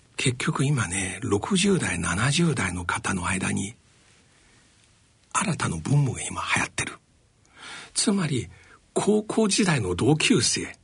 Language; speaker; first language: Japanese; non-native, fluent; Chinese